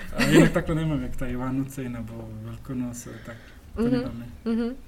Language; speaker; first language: Czech; non-native, learner; Pashto